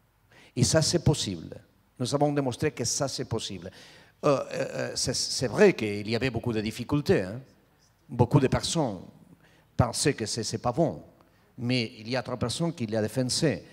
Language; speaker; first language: French; non-native, learner; Spanish